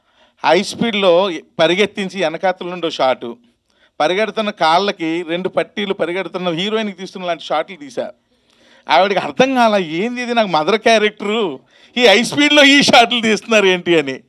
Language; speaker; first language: Telugu; native; Telugu